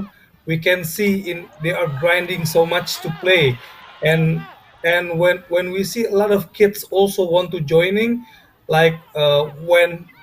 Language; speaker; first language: English; non-native, fluent; Indonesian